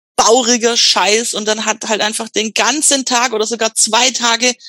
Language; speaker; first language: German; native; German